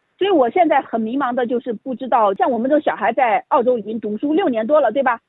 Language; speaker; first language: Chinese; native; Chinese